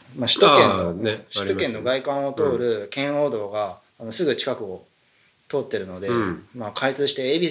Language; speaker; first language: Japanese; native; Japanese